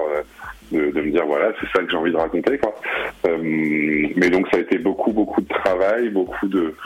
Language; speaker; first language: French; early bilingual, other home language; Arabic